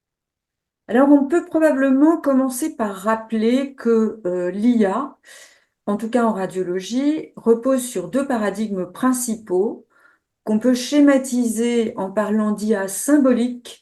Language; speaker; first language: French; native; French